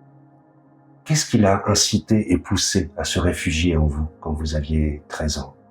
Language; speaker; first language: French; native; French